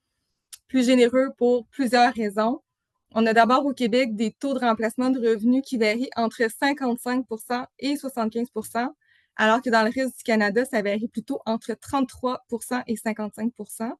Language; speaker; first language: French; native; French